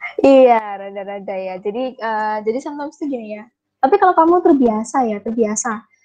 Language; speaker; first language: Indonesian; native; Indonesian